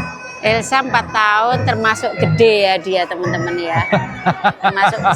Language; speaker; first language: Indonesian; native; Indonesian